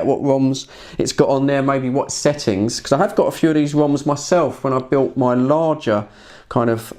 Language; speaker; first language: English; native; English